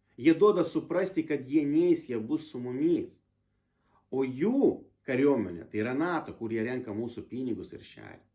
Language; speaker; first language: Lithuanian; non-native, local second language; Russian